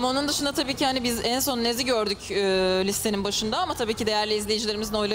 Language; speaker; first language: Turkish; native; Turkish